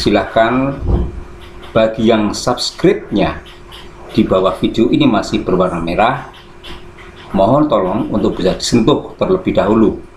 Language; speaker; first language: Indonesian; native; Indonesian